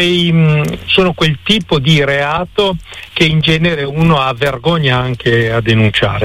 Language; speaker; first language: Italian; native; Italian